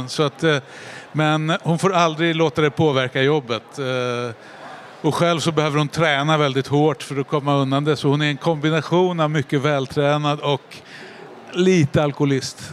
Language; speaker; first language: Swedish; native; Swedish